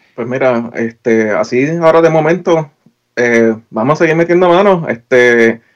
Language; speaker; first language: Spanish; native; Spanish